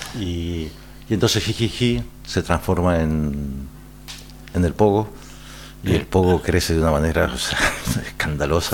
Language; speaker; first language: Spanish; native; Spanish